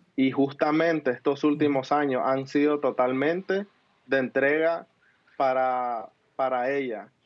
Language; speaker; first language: Spanish; native; Spanish